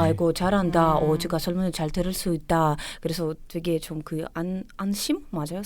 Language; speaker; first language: Korean; non-native, fluent; Russian